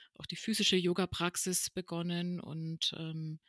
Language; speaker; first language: German; early bilingual, other home language; Spanish